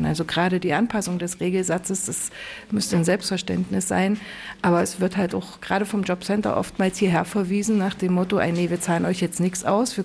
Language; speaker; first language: German; native; German